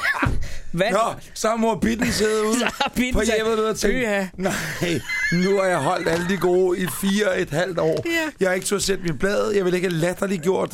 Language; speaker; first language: Danish; native; Danish